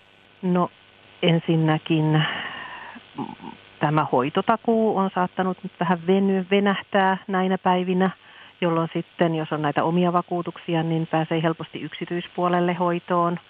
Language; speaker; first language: Finnish; native; Finnish